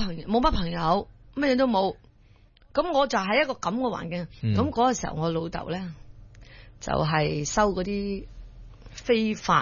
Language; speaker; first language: Cantonese; early bilingual, heritage; Cantonese